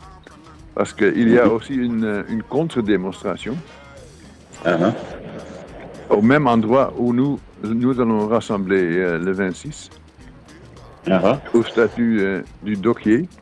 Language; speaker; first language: French; non-native, fluent; Dutch